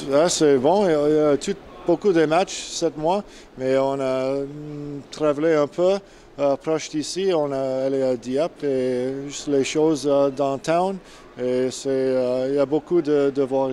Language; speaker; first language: French; non-native, learner; English